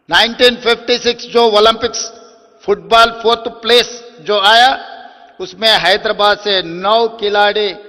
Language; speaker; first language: Hindi; non-native, local second language; Telugu